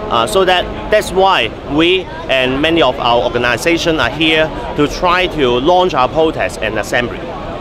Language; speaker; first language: English; non-native, local second language; Cantonese